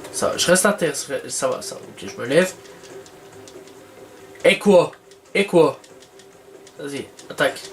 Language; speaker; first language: French; native; French